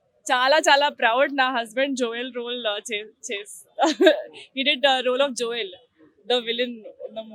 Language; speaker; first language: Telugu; non-native, learner; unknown